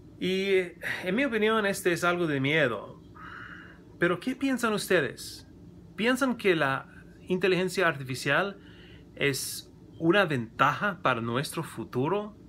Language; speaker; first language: Spanish; non-native, learner; English